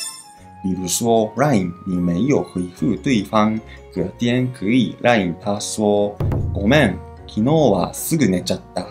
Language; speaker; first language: Chinese; non-native, fluent; Japanese